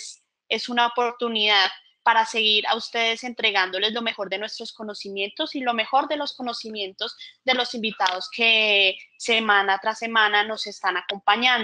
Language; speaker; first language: Spanish; native; Spanish